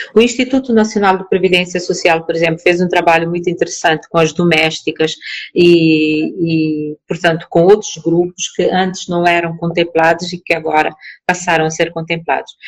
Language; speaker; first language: Portuguese; non-native, local second language; Kabuverdianu